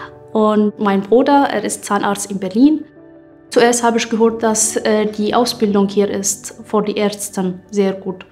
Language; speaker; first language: German; non-native, fluent; Arabic